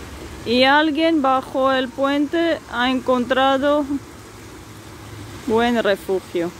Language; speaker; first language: Spanish; non-native, fluent; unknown